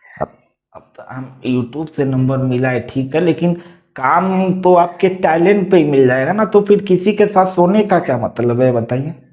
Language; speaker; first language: Hindi; native; Hindi